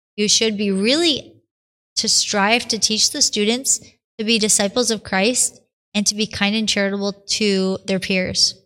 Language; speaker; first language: English; native; English